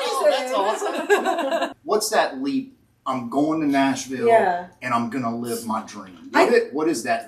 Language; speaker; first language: English; native; English